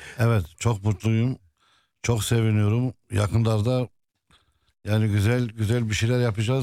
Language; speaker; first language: Turkish; non-native, local second language; Arabic